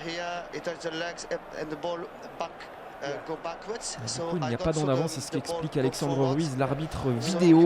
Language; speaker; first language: French; native; French